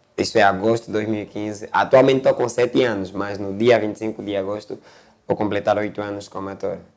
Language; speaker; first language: Portuguese; native; Portuguese